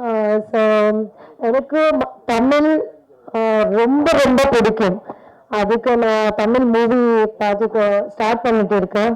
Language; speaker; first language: Tamil; non-native, learner; Kannada